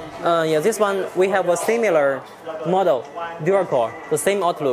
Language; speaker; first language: English; non-native, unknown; Chinese